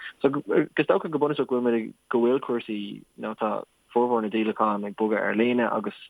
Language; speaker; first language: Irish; non-native, local second language; English